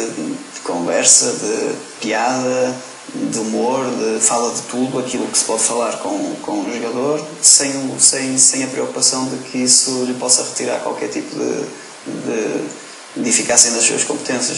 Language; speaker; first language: Portuguese; native; Portuguese